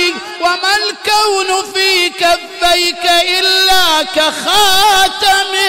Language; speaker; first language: Arabic; native; Arabic